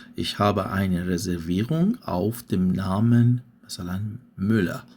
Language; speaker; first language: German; non-native, fluent; Persian